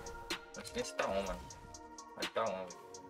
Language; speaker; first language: Portuguese; native; Portuguese